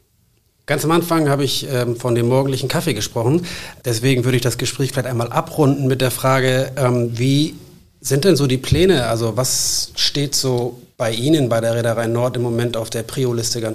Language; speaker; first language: German; native; German